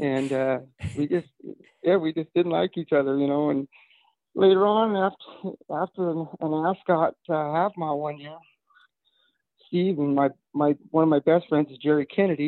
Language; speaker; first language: English; native; English